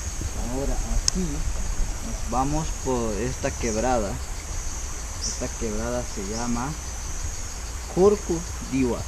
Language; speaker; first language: Spanish; non-native, local second language; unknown